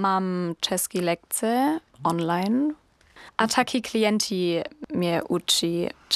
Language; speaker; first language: Czech; non-native, learner; German